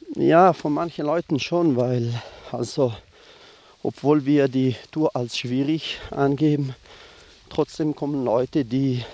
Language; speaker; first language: German; non-native, local second language; Ladin